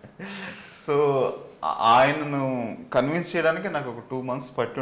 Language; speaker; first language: Telugu; native; Telugu